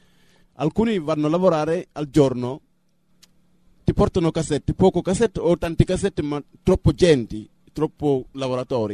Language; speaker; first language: Italian; non-native, fluent; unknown